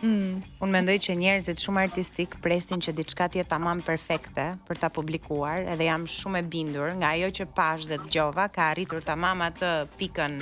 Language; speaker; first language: Albanian; native; Albanian